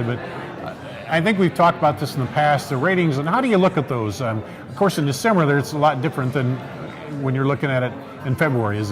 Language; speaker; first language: English; native; English